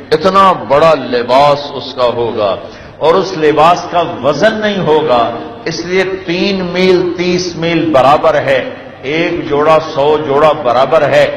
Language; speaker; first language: Urdu; non-native, local second language; Punjabi